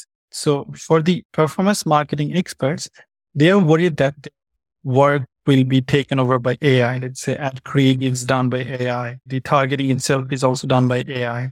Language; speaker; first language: English; non-native, fluent; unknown